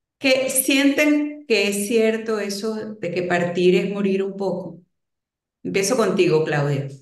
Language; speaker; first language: Spanish; native; Spanish